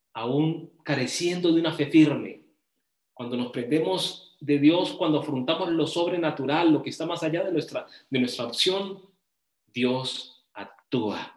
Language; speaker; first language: Spanish; native; Spanish